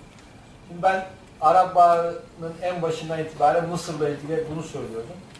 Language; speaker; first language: Turkish; native; Turkish